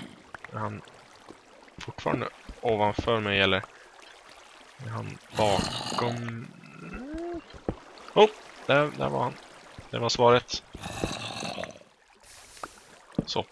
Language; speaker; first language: Swedish; native; Swedish